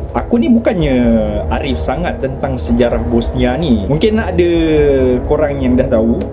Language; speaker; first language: Malay; native; Malay